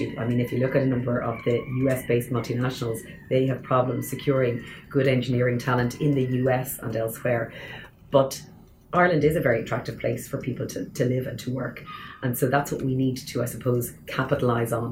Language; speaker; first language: English; native; English